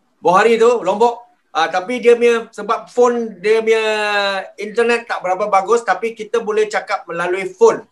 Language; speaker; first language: Malay; non-native, local second language; Chinese